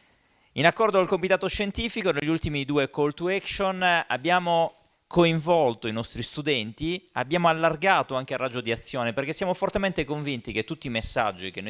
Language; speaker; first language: Italian; native; Italian